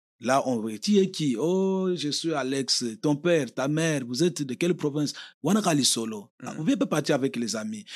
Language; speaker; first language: French; non-native, local second language; Lingala